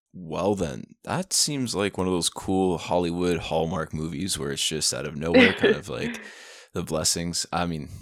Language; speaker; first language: English; native; English